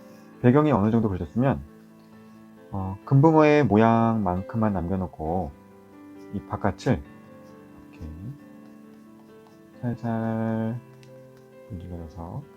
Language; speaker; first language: Korean; native; Korean